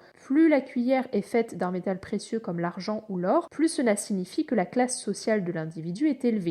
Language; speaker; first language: French; native; French